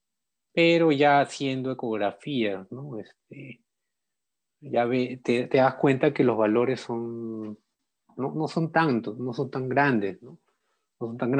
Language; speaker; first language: Spanish; native; Spanish